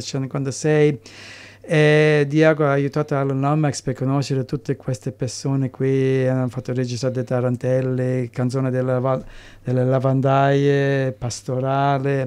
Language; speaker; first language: Italian; early bilingual, heritage; English